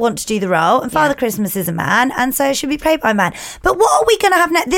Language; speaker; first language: English; native; English